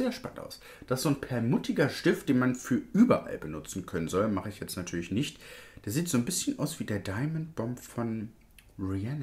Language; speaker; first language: German; native; German